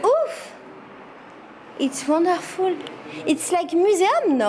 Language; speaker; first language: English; non-native, learner; French